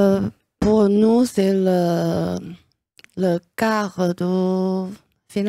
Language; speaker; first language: French; non-native, learner; Chinese